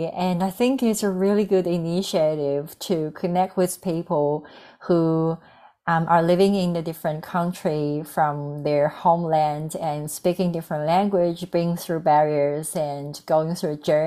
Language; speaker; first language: English; non-native, fluent; Chinese